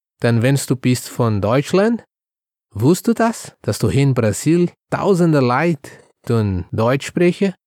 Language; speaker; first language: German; early bilingual, heritage; Portuguese